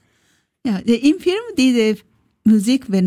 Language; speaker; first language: German; non-native, learner; Japanese